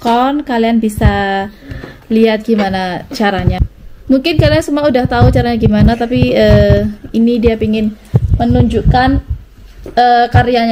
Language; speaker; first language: Indonesian; non-native, local second language; Javanese